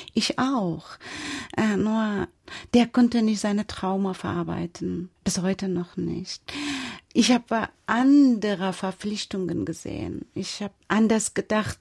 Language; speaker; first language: German; non-native, fluent; Persian